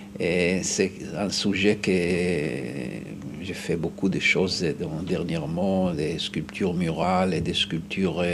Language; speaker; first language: French; non-native, fluent; Hebrew